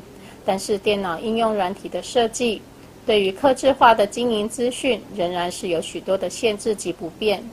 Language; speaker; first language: Chinese; native; Chinese